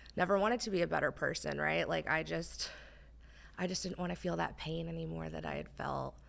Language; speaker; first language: English; native; English